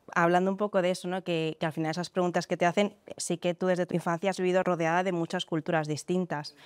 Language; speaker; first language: Spanish; native; Spanish